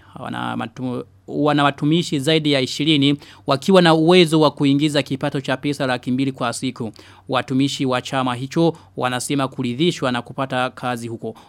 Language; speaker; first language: Swahili; non-native, local second language; Rundi